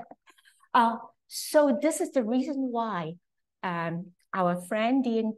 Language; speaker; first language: English; non-native, local second language; Cantonese